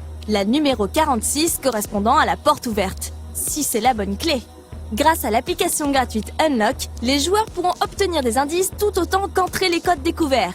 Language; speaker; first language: French; native; French